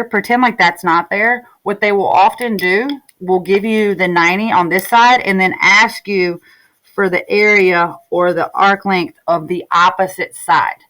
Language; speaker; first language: English; native; English